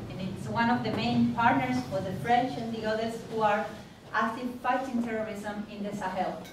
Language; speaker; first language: English; non-native, fluent; Spanish